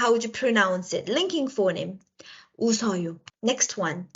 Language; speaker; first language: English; non-native, local second language; Korean